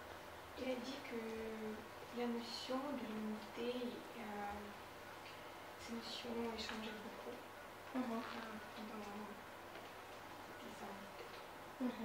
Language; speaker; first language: French; non-native, learner; Russian